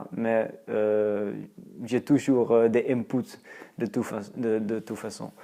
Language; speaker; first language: French; non-native, fluent; Dutch